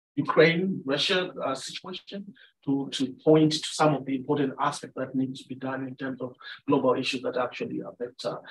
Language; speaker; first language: English; non-native, local second language; Shona